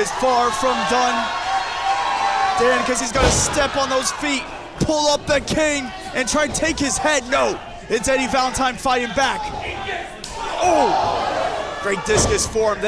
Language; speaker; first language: English; native; English